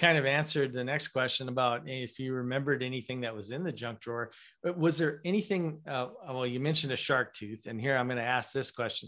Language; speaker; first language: English; native; English